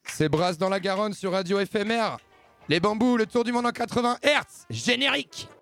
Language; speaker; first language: French; native; French